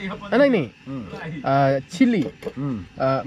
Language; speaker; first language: Hindi; non-native, learner; Tamil